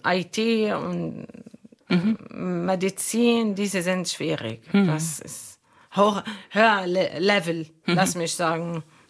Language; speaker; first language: German; non-native, fluent; Arabic